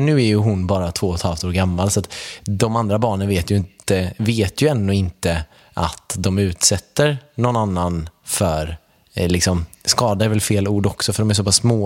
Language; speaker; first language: Swedish; native; Swedish